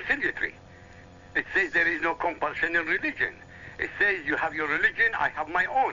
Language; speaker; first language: English; non-native, fluent; Arabic